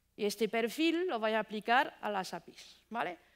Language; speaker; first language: Spanish; non-native, fluent; French